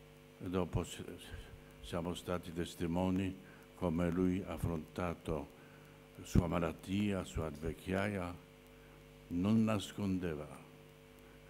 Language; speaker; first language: Italian; non-native, fluent; Polish